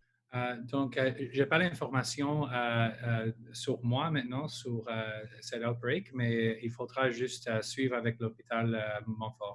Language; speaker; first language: French; non-native, local second language; English